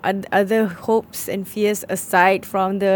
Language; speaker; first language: English; non-native, local second language; Malay